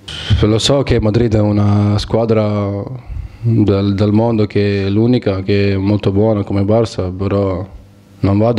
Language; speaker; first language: Italian; non-native, fluent; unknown